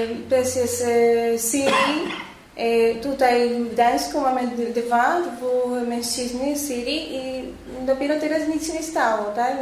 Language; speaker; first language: Polish; non-native, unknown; Spanish